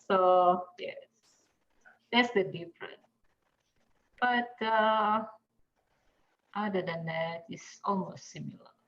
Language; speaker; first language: English; non-native, fluent; Indonesian